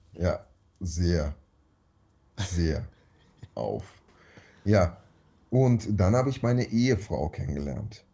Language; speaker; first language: German; early bilingual, other home language; Russian